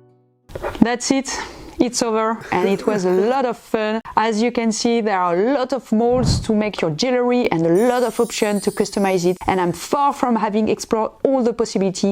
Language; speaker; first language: English; non-native, fluent; French